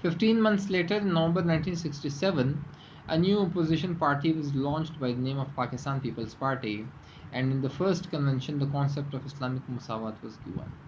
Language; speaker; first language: English; non-native, local second language; Urdu